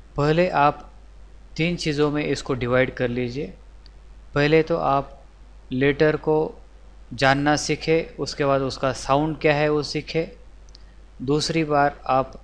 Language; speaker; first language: Hindi; non-native, local second language; Marathi